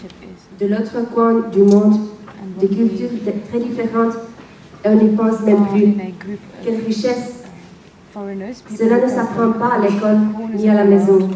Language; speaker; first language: French; non-native, fluent; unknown